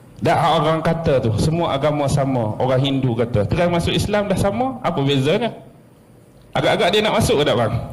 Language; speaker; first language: Malay; native; Malay